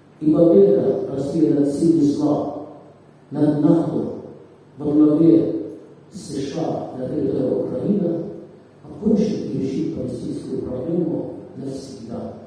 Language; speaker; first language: Russian; non-native, fluent; Arabic